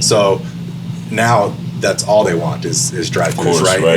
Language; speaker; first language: English; native; English